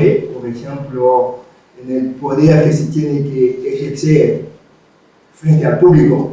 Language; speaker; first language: Spanish; non-native, fluent; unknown